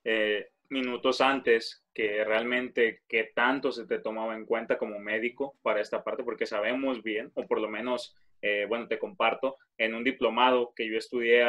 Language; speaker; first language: Spanish; native; Spanish